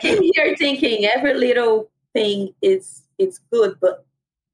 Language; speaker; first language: English; non-native, fluent; Portuguese